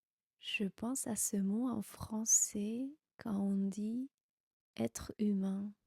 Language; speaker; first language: French; non-native, fluent; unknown